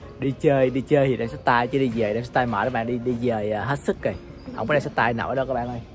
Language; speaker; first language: Vietnamese; native; Vietnamese